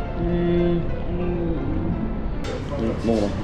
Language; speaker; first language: Korean; native; Korean